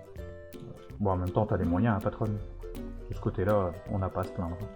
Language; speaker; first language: French; native; French